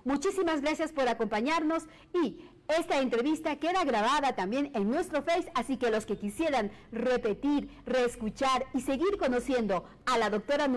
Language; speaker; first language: Spanish; native; Spanish